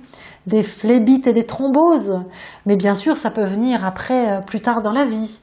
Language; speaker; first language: French; native; French